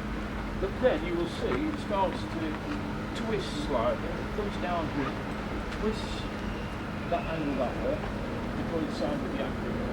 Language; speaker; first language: English; native; English